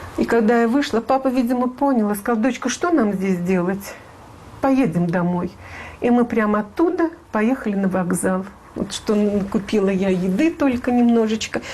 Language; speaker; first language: Russian; native; Russian